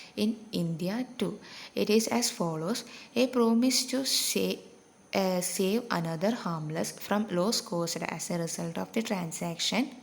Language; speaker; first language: English; non-native, local second language; Malayalam